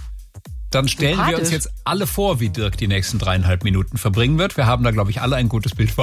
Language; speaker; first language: German; native; German